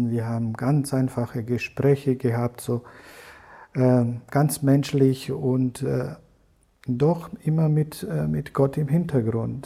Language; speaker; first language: German; non-native, fluent; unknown